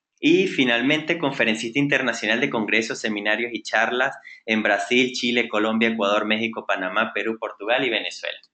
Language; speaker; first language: Spanish; native; Spanish